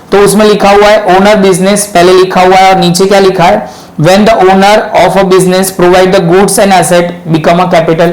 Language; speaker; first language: Hindi; non-native, local second language; Gujarati